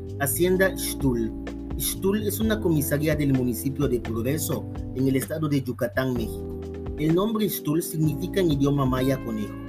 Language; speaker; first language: Spanish; native; Spanish